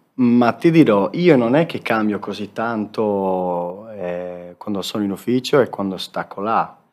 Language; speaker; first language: Italian; non-native, fluent; Spanish